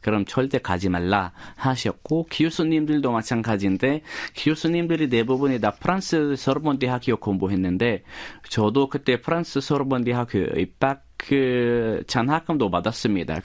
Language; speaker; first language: Korean; non-native, fluent; Arabic